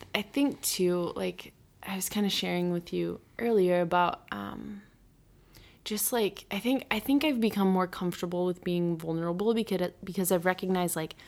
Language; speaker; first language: English; native; English